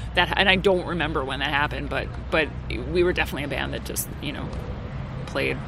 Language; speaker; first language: English; native; English